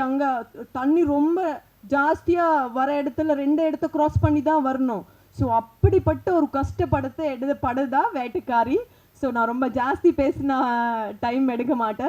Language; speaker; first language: Tamil; non-native, fluent; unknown